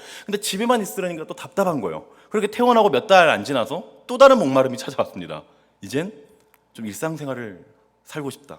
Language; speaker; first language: Korean; native; Korean